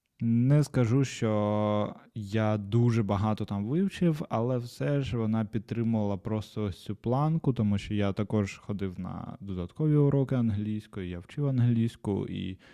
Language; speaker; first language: Ukrainian; non-native, local second language; Russian